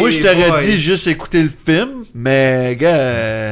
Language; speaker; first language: French; native; French